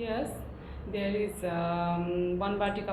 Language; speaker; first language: English; non-native, learner; Nepali